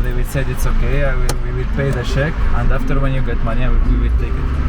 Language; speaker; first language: English; non-native, learner; Arabic